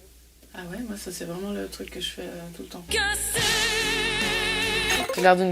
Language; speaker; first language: French; native; French